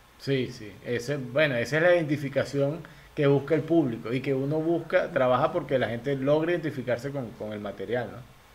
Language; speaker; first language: Spanish; native; Spanish